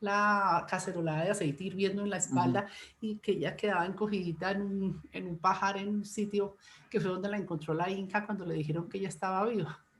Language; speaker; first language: Spanish; native; Spanish